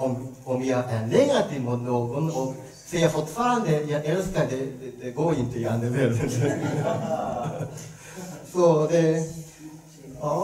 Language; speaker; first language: Swedish; non-native, learner; Japanese